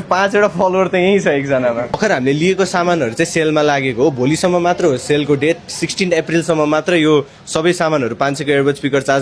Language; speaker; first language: Nepali; native; Nepali